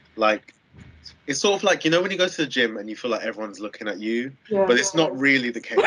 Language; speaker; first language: English; native; English